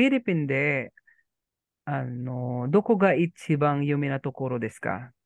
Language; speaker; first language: Japanese; non-native, learner; Filipino